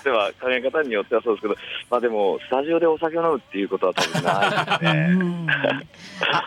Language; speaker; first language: Japanese; native; Japanese